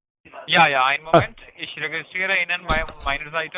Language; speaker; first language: German; non-native, learner; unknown